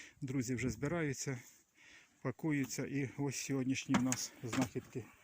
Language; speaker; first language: Ukrainian; native; Ukrainian